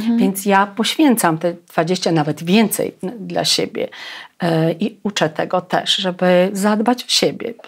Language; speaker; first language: Polish; non-native, fluent; Russian